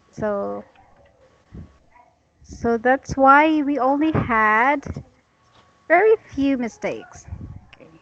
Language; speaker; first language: English; non-native, fluent; Cebuano